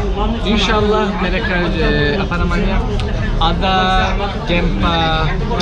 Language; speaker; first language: Indonesian; non-native, learner; Turkish